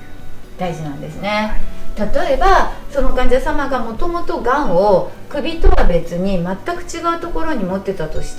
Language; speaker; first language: Japanese; native; Japanese